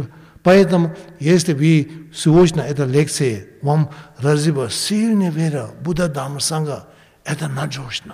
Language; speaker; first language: Russian; non-native, learner; Tibetan